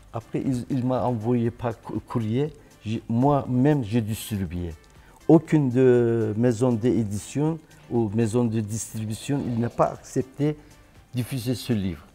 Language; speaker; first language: French; non-native, learner; Turkish